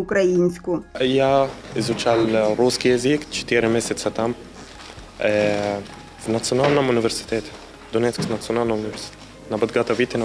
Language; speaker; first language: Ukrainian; non-native, learner; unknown